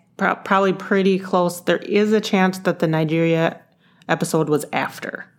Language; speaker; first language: English; early bilingual, other home language; Yoruba